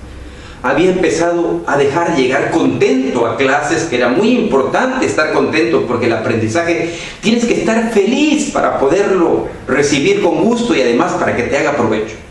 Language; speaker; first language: Spanish; native; Spanish